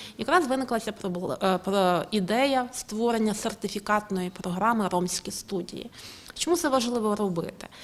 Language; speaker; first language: Ukrainian; native; Ukrainian